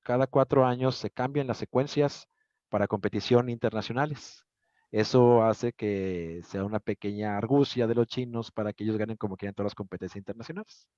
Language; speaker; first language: Spanish; native; Spanish